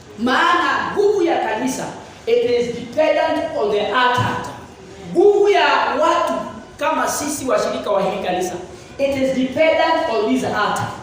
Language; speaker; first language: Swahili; non-native, local second language; Kikuyu